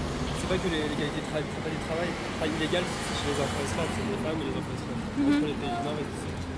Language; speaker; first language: French; native; French